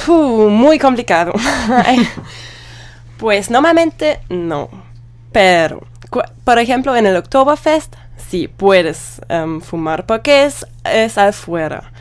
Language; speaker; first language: Spanish; non-native, learner; German